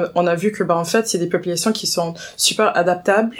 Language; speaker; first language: French; non-native, fluent; English